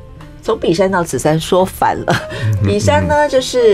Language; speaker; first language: Chinese; native; Chinese